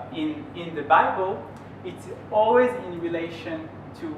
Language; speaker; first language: English; non-native, fluent; Hebrew